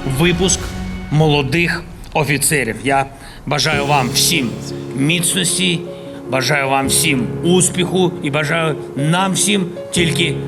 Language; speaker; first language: Ukrainian; non-native, local second language; Russian